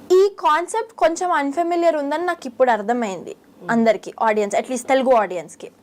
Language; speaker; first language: Telugu; early bilingual, heritage; Telugu